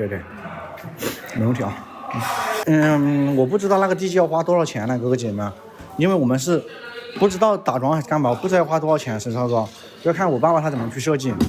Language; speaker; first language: Chinese; native; Chinese